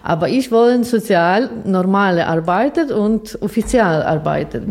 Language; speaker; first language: German; non-native, learner; Ukrainian